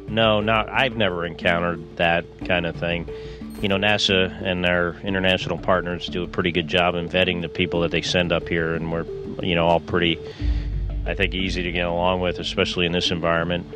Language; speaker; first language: English; native; English